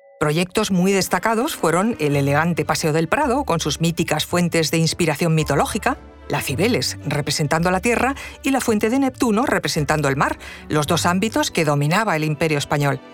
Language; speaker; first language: Spanish; native; Spanish